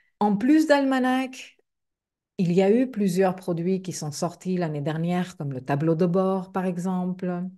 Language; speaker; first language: French; non-native, fluent; Spanish